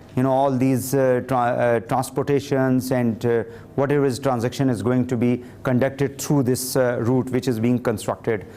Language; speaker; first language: English; non-native, local second language; Urdu